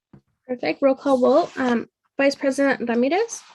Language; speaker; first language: English; native; English